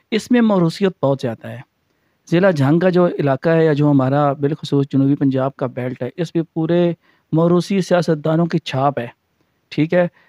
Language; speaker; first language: Urdu; non-native, local second language; Punjabi